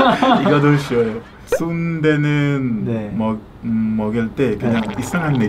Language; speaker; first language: Korean; non-native, learner; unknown